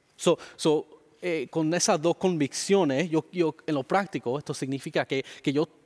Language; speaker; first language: Spanish; early bilingual, heritage; Spanish